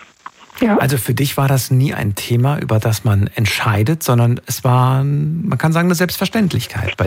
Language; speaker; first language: German; native; German